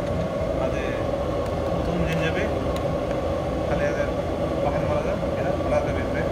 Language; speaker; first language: Arabic; non-native, learner; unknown